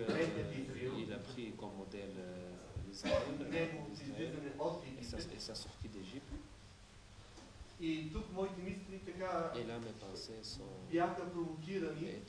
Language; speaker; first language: Bulgarian; native; Bulgarian